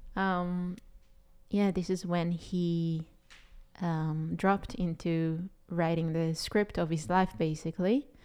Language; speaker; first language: English; non-native, fluent; Hebrew